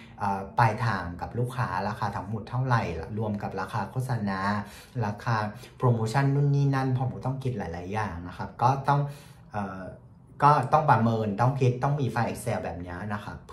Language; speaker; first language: Thai; non-native, fluent; Vietnamese